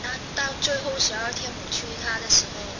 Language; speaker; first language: Chinese; non-native, fluent; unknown